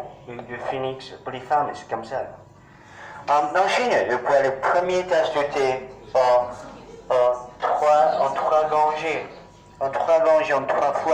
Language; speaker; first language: French; non-native, learner; Chinese